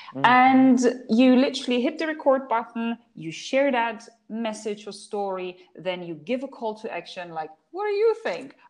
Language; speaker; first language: English; non-native, fluent; German